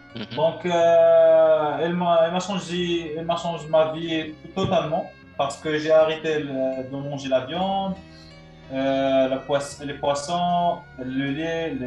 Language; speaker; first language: French; non-native, local second language; Arabic